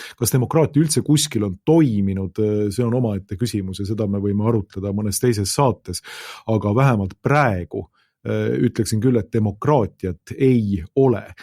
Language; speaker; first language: Estonian; native; Estonian